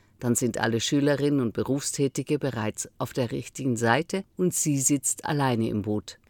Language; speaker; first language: German; native; German